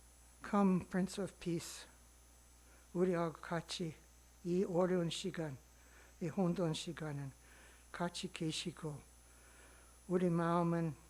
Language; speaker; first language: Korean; non-native, learner; English